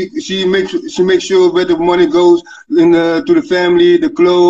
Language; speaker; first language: English; non-native, fluent; Dutch